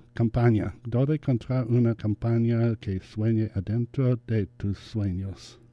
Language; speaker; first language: Spanish; non-native, learner; English